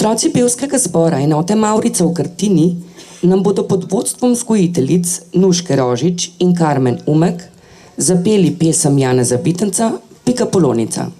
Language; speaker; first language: Slovenian; native; Slovenian